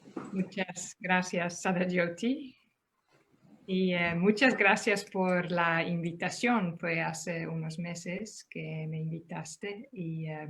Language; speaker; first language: Spanish; non-native, fluent; Dutch